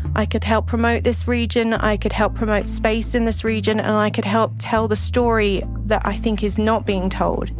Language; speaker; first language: English; native; English